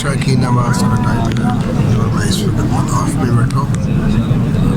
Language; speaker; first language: Urdu; native; Urdu